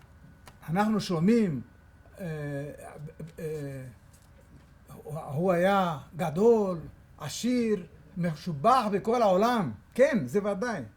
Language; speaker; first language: Hebrew; non-native, fluent; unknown